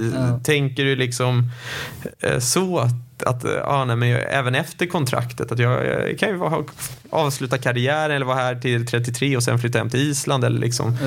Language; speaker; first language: Swedish; native; Swedish